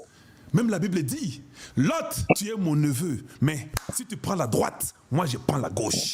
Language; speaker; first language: French; non-native, local second language; Lingala